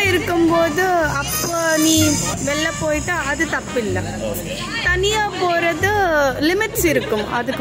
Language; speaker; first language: Tamil; non-native, learner; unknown